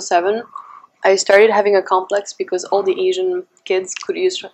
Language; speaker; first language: English; non-native, fluent; French